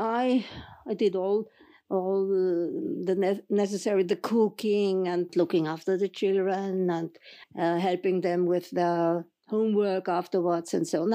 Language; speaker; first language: English; non-native, fluent; German